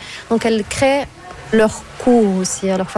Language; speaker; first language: French; non-native, fluent; Portuguese